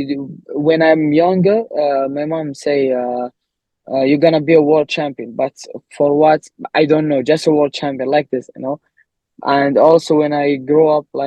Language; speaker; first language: English; non-native, learner; Arabic